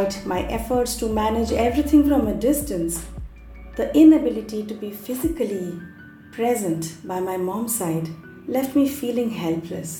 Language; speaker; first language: English; non-native, local second language; Bangla